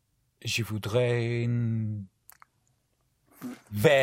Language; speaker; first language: French; non-native, learner; English